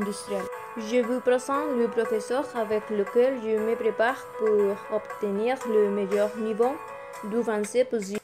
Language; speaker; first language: French; non-native, learner; Spanish